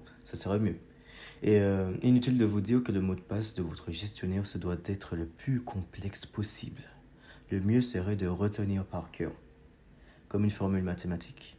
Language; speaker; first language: French; native; French